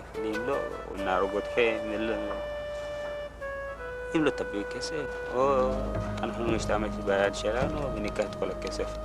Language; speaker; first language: Hebrew; non-native, learner; Amharic